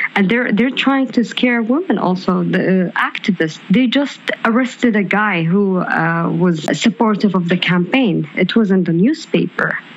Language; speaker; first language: English; non-native, fluent; Arabic